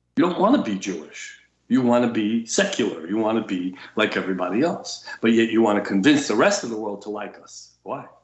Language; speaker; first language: English; early bilingual, other home language; Russian